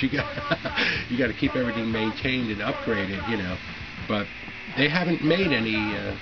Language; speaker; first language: English; native; English